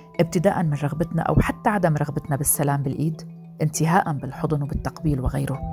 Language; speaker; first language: Arabic; native; Arabic